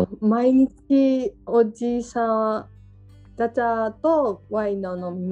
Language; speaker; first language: Japanese; non-native, learner; Georgian